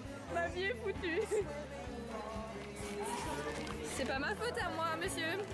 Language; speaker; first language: French; native; French